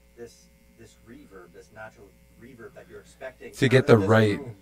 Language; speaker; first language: English; native; English